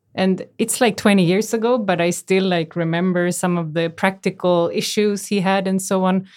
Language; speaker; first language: English; native; English